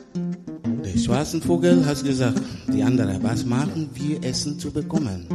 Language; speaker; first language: German; non-native, learner; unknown